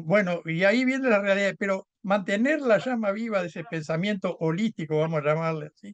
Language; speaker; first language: Spanish; native; Spanish